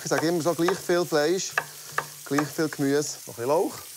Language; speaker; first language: German; native; German